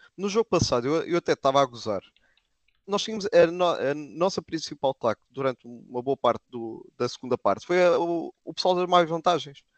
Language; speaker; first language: Portuguese; native; Portuguese